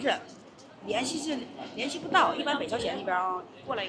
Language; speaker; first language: Chinese; non-native, local second language; Korean